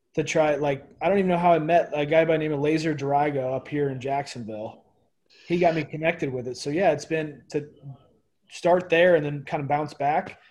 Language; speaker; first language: English; native; English